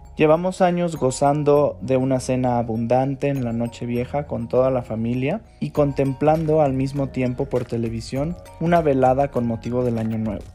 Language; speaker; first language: Spanish; non-native, fluent; Chinese